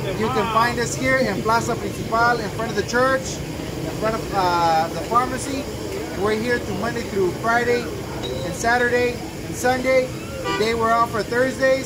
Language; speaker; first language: English; early bilingual, other home language; Spanish